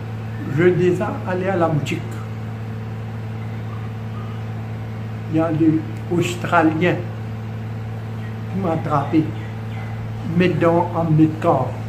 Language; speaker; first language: French; non-native, learner; Morisyen